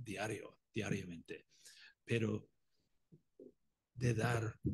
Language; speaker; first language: Spanish; non-native, fluent; Irish